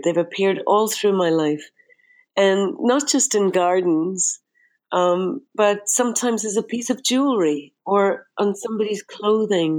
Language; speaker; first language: English; native; English